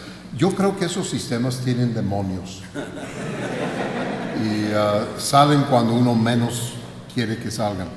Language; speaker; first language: Spanish; non-native, fluent; English